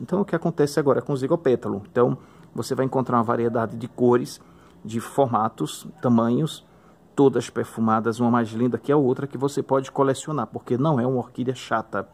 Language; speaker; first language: Portuguese; native; Portuguese